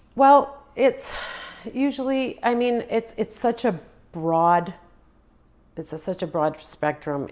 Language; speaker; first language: English; non-native, fluent; Croatian